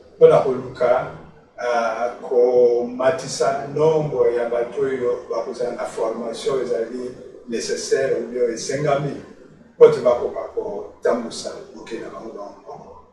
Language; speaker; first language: Lingala; native; Lingala